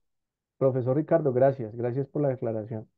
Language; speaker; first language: Spanish; native; Spanish